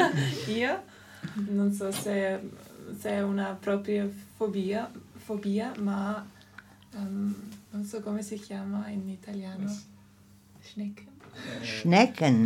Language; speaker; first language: Italian; non-native, local second language; German